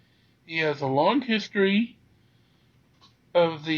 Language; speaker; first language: English; native; English